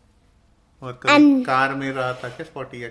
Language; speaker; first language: Hindi; native; Hindi